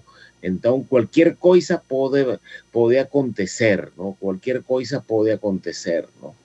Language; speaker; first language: Portuguese; non-native, fluent; Spanish